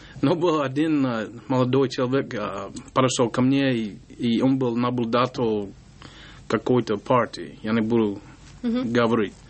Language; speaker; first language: Russian; non-native, learner; English